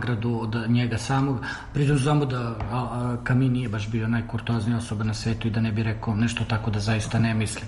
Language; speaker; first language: Serbian; native; Serbian